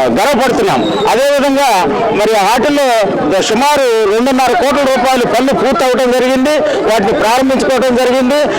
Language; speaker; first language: Telugu; native; Telugu